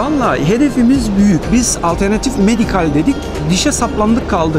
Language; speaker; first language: Turkish; early bilingual, heritage; Turkish